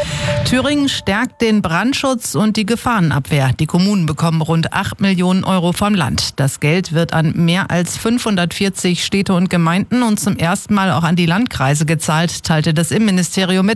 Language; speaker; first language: German; native; German